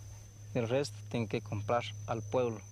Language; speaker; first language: Spanish; non-native, local second language; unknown